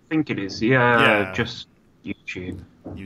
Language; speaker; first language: English; native; English